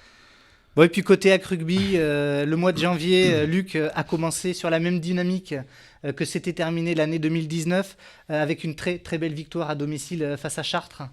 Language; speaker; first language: French; native; French